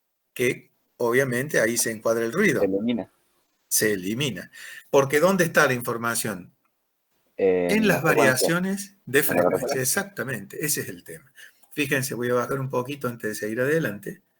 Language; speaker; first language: Spanish; native; Spanish